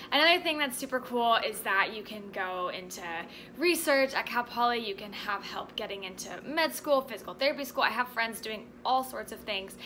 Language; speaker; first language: English; native; English